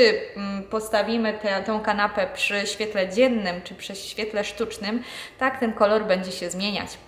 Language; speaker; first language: Polish; native; Polish